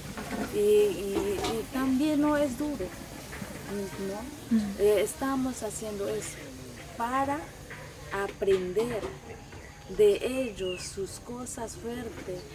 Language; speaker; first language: Spanish; non-native, local second language; Shipibo-Conibo